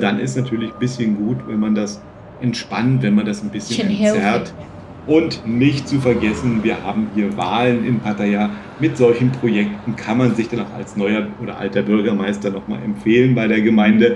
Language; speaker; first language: German; native; German